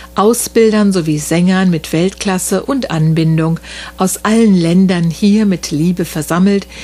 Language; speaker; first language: German; native; German